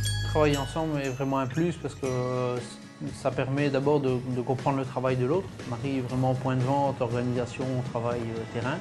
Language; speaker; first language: French; native; French